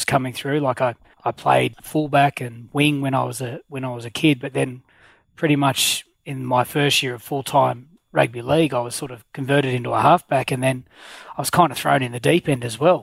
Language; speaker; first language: English; native; English